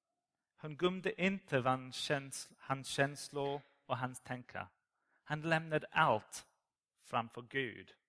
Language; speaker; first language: Swedish; non-native, learner; English